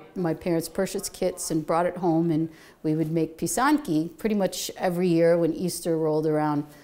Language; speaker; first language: English; native; English